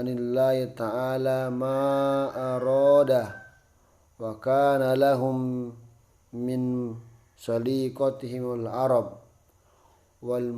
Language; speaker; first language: Arabic; non-native, fluent; Indonesian